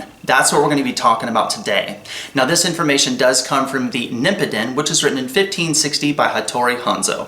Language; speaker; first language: English; native; English